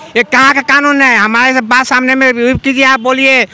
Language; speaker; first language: Hindi; non-native, local second language; Punjabi